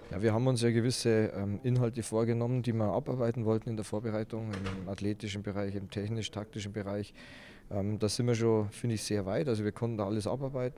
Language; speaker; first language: German; native; German